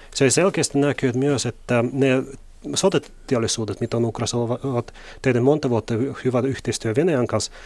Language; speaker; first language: Finnish; non-native, fluent; Russian